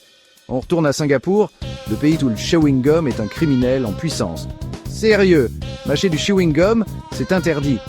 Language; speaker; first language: French; native; French